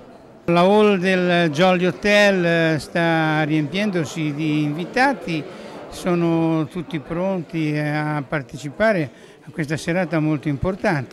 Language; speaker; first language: Italian; native; Italian